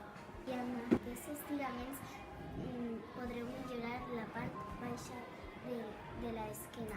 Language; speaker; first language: Catalan; non-native, local second language; Spanish